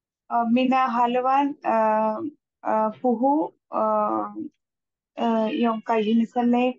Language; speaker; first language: Finnish; non-native, learner; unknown